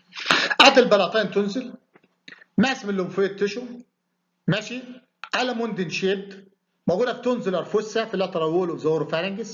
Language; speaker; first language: Arabic; native; Arabic